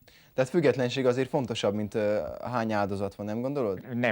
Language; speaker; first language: Hungarian; native; Hungarian